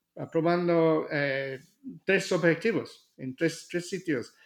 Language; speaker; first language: Spanish; non-native, learner; English